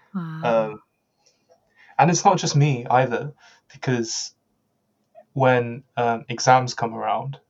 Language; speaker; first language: English; native; English